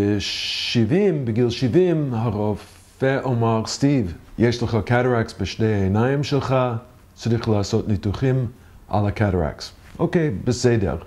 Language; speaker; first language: Hebrew; non-native, learner; English